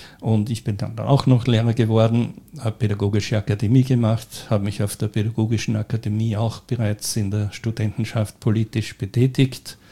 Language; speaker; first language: German; native; German